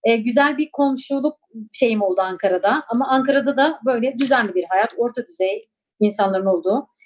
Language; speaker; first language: Turkish; non-native, local second language; Kurdish